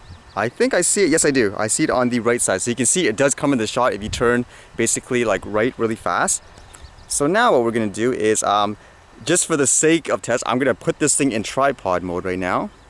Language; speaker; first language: English; native; English